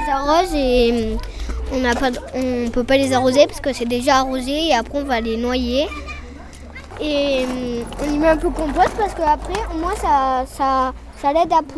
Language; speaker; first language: French; native; French